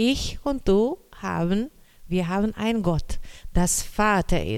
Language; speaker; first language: German; non-native, learner; Portuguese